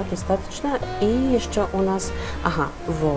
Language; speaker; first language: Russian; non-native, fluent; Polish